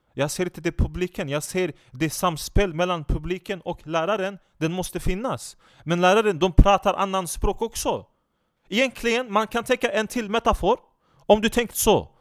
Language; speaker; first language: Swedish; non-native, fluent; Turkish